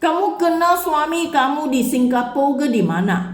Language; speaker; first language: Indonesian; non-native, learner; Filipino